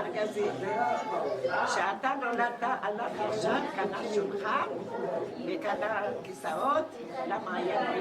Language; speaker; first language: Hebrew; non-native, fluent; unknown